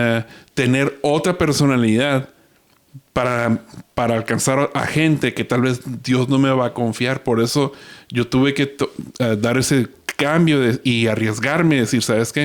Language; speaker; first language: Spanish; native; Spanish